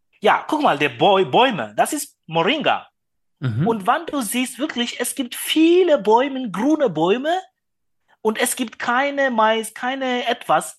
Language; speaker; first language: German; non-native, learner; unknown